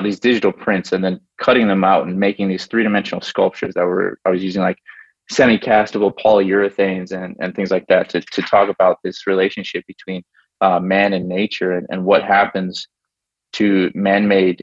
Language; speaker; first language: English; native; English